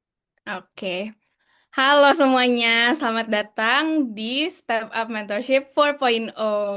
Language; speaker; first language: Indonesian; native; Indonesian